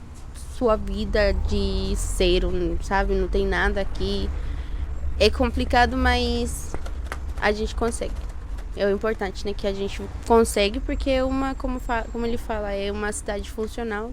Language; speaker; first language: Portuguese; non-native, fluent; Spanish